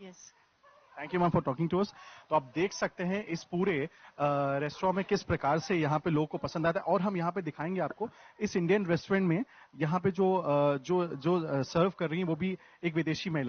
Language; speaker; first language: Hindi; native; Hindi